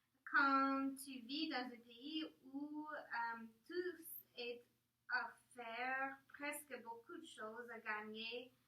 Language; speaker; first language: French; non-native, learner; English